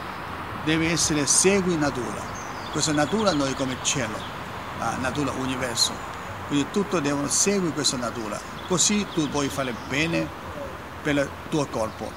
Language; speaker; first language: Italian; non-native, learner; Chinese